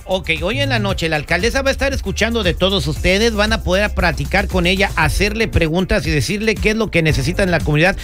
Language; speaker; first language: Spanish; native; Spanish